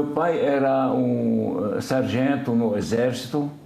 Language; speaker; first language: Portuguese; non-native, fluent; Arabic